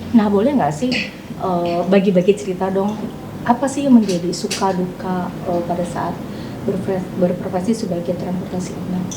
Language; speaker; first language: Indonesian; native; Indonesian